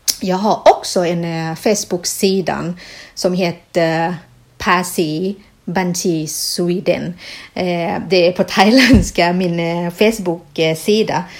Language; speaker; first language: Swedish; non-native, fluent; Thai